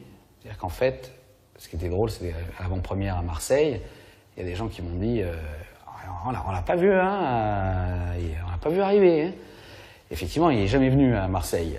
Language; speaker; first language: French; native; French